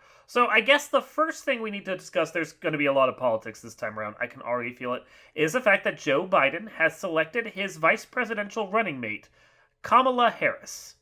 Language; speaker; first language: English; native; English